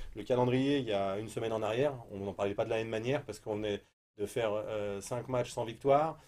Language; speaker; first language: French; native; French